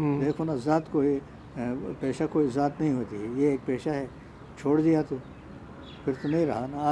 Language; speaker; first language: Urdu; non-native, local second language; Shina